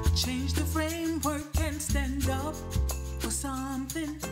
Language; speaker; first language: English; native; English